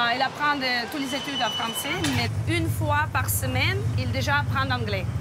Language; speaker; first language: French; non-native, fluent; Russian